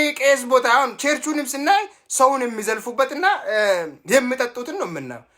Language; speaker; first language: Amharic; native; Amharic